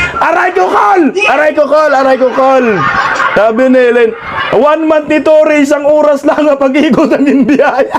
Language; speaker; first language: Filipino; native; Filipino